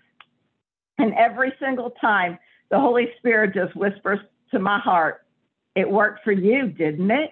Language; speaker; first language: English; native; English